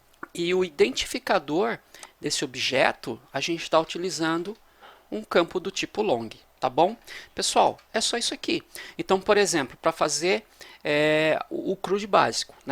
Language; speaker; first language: Portuguese; native; Portuguese